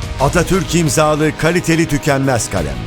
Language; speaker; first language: Turkish; native; Turkish